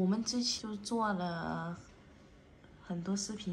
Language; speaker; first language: Chinese; non-native, fluent; Vietnamese